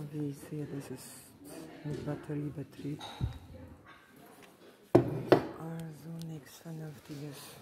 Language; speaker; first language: German; non-native, fluent; Russian